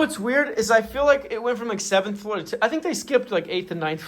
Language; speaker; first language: English; native; English